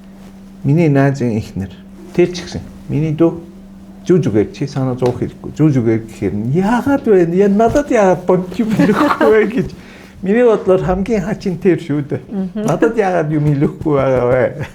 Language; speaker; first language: Mongolian; non-native, fluent; Turkish